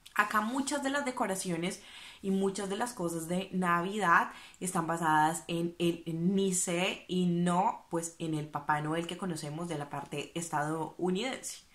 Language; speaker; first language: Spanish; native; Spanish